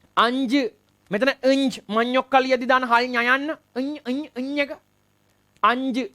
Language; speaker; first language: Sinhala; non-native, local second language; Tamil